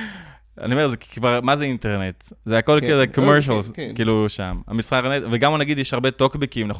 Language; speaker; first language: Hebrew; native; Hebrew